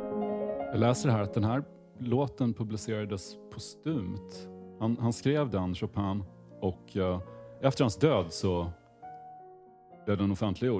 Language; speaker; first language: Swedish; native; Swedish